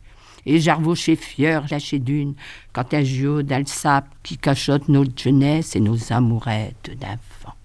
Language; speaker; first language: French; native; French